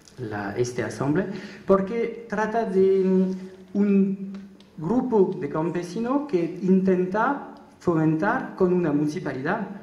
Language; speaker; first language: Spanish; non-native, learner; French